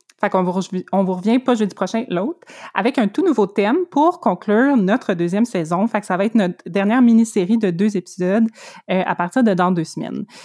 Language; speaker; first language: French; native; French